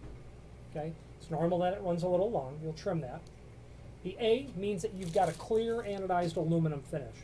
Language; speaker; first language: English; native; English